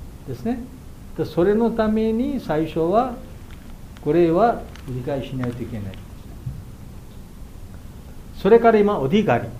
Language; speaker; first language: Japanese; non-native, learner; Bangla